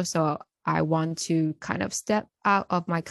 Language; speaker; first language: English; non-native, fluent; Chinese